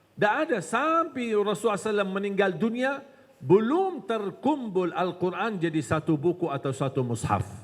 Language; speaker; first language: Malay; non-native, fluent; Arabic